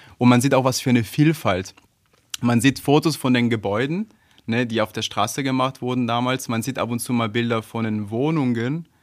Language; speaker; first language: German; non-native, fluent; Italian